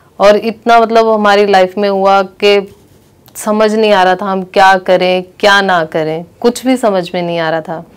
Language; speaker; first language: Hindi; native; Hindi